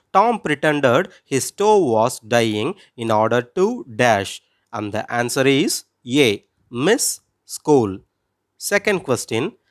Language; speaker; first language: English; non-native, local second language; Tamil